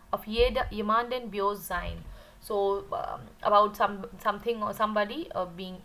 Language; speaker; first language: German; non-native, learner; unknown